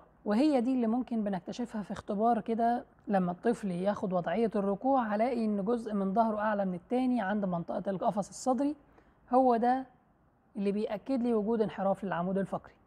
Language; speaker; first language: Arabic; native; Arabic